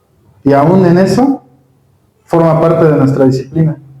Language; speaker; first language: Spanish; native; Spanish